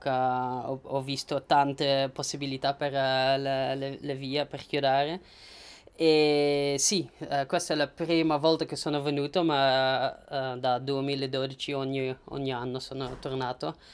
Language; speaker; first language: Italian; non-native, learner; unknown